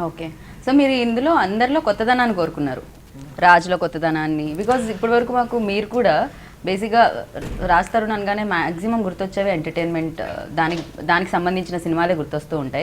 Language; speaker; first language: Telugu; native; Telugu